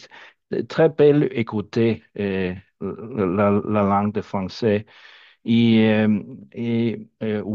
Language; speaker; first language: French; non-native, learner; Danish